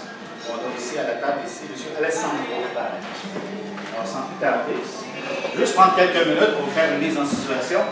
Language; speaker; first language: French; native; French